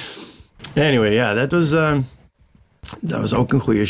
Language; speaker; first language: Dutch; non-native, fluent; English